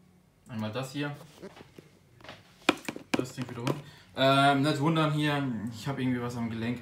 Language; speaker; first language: German; native; German